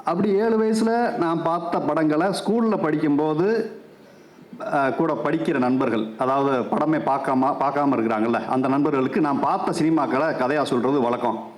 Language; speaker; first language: Tamil; native; Tamil